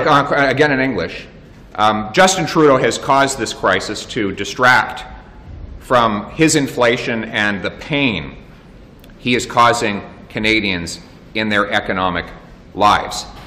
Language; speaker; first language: English; native; English